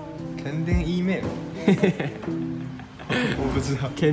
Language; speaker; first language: Chinese; non-native, learner; Japanese